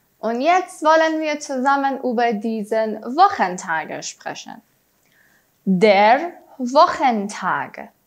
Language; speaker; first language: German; non-native, fluent; Persian